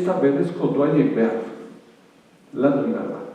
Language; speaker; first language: Basque; native; Basque